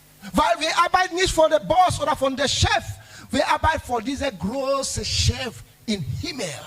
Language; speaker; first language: German; non-native, learner; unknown